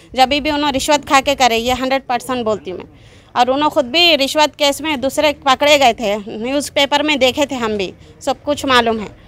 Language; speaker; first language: Hindi; non-native, local second language; Urdu